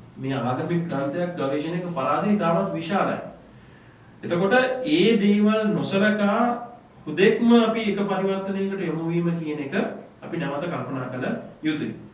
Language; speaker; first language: Sinhala; non-native, local second language; Tamil